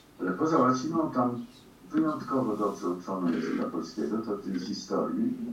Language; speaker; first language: Polish; early bilingual, heritage; Polish